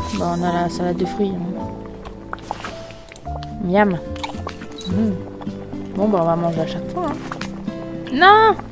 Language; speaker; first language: French; native; French